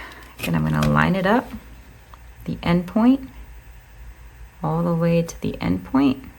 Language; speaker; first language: English; native; English